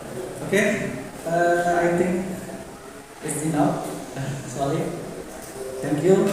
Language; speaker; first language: English; non-native, learner; Indonesian